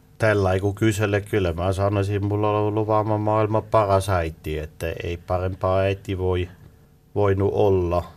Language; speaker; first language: Finnish; non-native, fluent; Swiss German